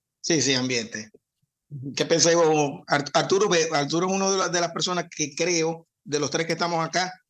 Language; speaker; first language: Spanish; native; Spanish